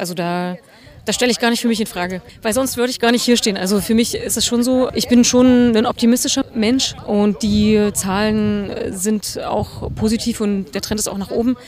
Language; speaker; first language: German; native; German